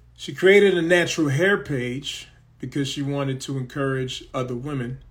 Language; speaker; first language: English; early bilingual, other home language; Spanish